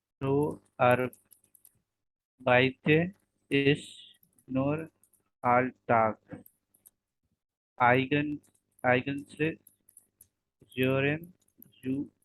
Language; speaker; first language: German; non-native, learner; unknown